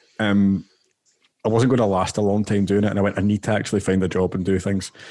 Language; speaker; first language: English; native; English